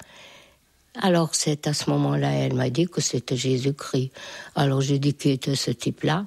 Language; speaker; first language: French; non-native, fluent; Hungarian